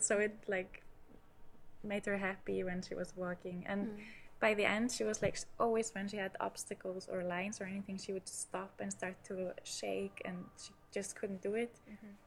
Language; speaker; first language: English; non-native, fluent; Icelandic